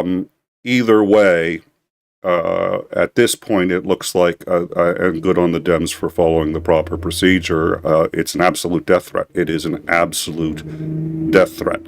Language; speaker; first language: English; native; English